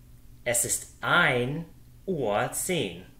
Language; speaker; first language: German; non-native, fluent; English